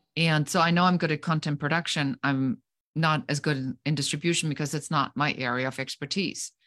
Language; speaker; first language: English; non-native, fluent; German